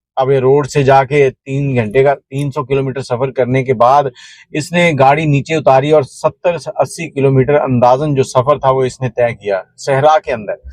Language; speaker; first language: Urdu; non-native, local second language; Punjabi